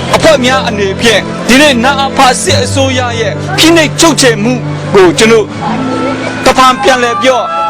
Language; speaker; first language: Burmese; non-native, local second language; Kachin